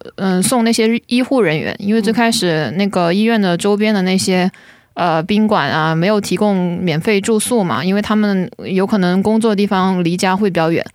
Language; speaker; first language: Chinese; native; Chinese